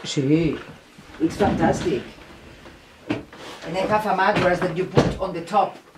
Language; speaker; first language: English; non-native, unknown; Spanish